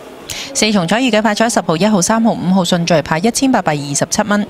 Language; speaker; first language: Cantonese; native; Cantonese